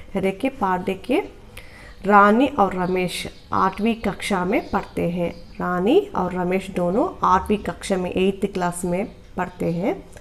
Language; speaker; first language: Hindi; non-native, local second language; Telugu